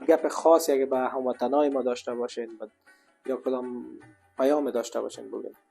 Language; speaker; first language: Persian; native; Persian